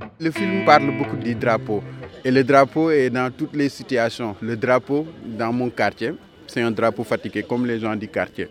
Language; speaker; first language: French; non-native, local second language; Wolof